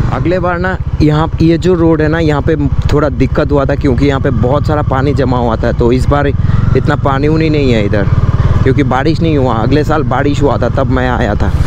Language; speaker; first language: Hindi; non-native, local second language; Bangla